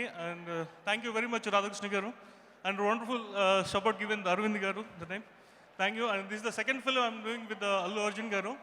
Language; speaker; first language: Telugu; non-native, learner; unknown